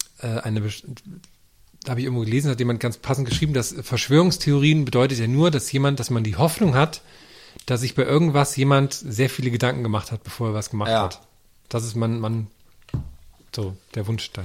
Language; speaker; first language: German; native; German